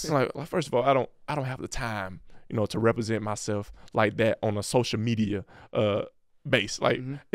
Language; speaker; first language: English; native; English